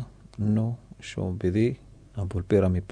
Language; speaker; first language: Spanish; non-native, learner; Arabic